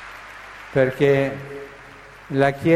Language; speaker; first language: Italian; non-native, fluent; Spanish